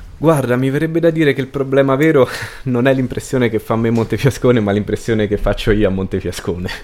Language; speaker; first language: Italian; native; Italian